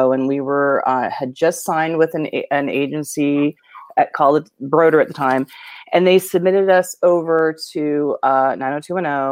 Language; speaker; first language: English; native; English